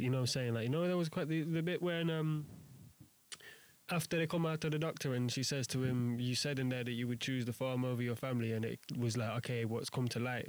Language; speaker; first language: English; native; English